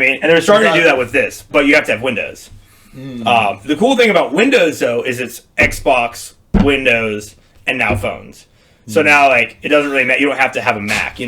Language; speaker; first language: English; native; English